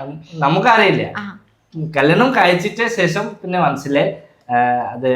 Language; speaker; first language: Malayalam; non-native, learner; Hindi